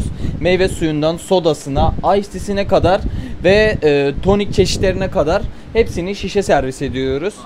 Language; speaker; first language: Turkish; native; Turkish